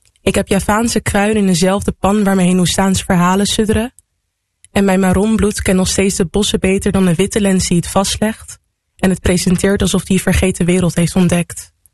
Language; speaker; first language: Dutch; native; Dutch